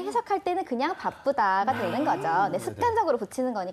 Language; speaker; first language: Korean; native; Korean